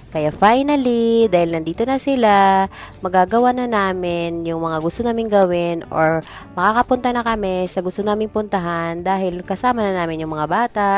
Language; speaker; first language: Filipino; native; Filipino